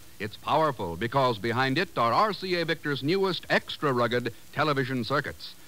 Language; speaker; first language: English; native; English